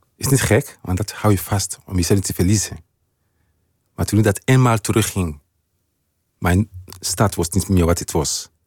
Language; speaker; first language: Dutch; non-native, fluent; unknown